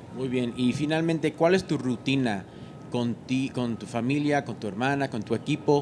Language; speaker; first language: Spanish; native; Spanish